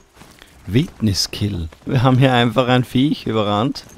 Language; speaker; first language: German; native; German